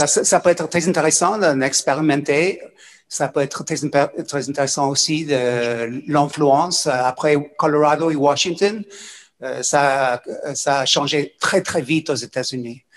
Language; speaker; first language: French; non-native, fluent; English